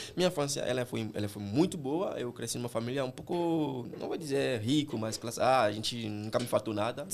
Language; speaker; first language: Portuguese; non-native, fluent; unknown